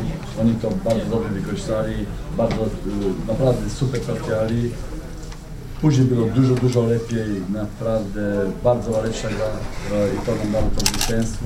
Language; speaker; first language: Polish; non-native, fluent; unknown